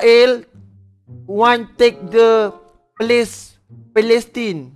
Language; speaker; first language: English; non-native, learner; Malay